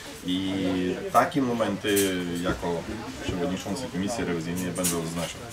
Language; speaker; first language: Polish; non-native, fluent; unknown